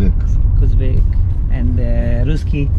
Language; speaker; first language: Russian; non-native, learner; Hindi